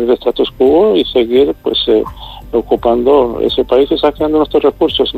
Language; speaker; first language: Spanish; non-native, local second language; Arabic